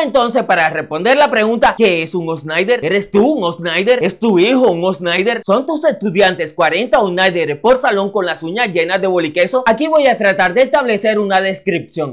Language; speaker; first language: Spanish; native; Spanish